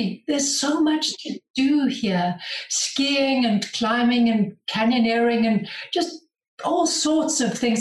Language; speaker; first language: English; native; English